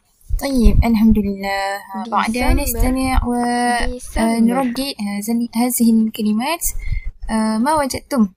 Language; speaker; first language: Arabic; non-native, learner; Malay